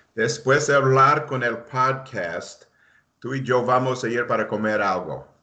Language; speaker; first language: Spanish; non-native, fluent; English